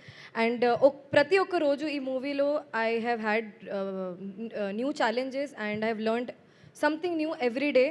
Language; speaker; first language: Telugu; non-native, learner; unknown